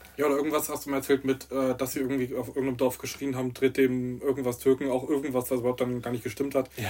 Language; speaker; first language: German; native; German